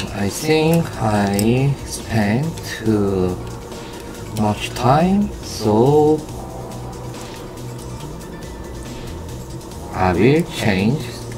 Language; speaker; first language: English; non-native, learner; Korean